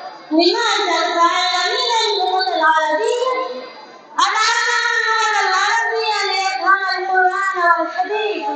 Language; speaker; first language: Arabic; non-native, learner; Urdu